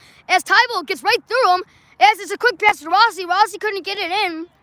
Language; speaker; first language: English; native; English